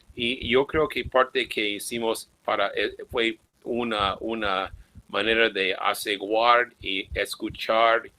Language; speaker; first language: Spanish; non-native, fluent; English